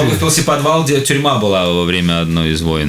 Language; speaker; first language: Russian; native; Russian